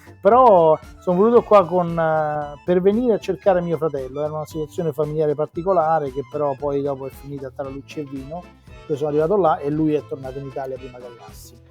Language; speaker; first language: Italian; native; Italian